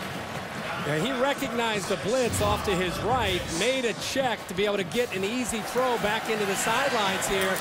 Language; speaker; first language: English; native; English